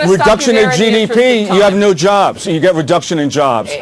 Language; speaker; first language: English; native; English